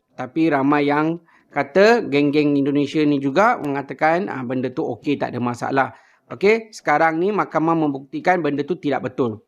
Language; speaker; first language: Malay; native; Malay